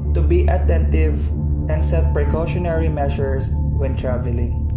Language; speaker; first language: English; non-native, local second language; Cebuano